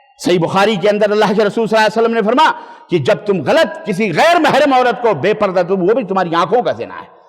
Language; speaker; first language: Urdu; native; Urdu